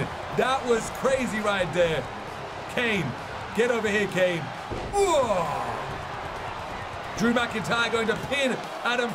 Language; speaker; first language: English; native; English